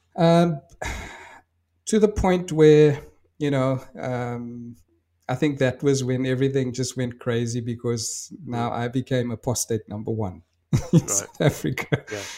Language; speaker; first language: English; native; English